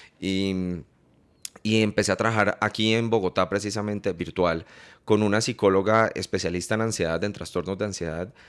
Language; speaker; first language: Spanish; early bilingual, heritage; English